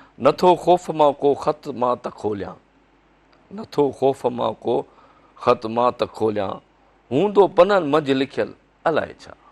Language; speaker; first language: Sindhi; native; Sindhi